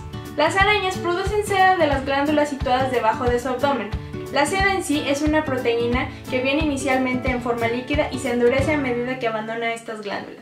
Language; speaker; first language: Spanish; native; Spanish